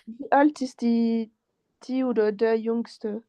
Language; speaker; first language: German; non-native, fluent; French